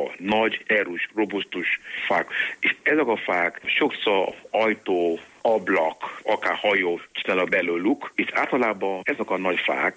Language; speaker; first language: Hungarian; non-native, learner; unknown